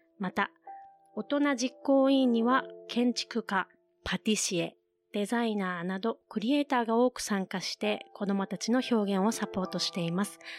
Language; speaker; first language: Japanese; native; Japanese